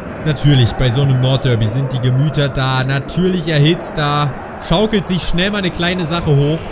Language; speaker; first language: German; native; German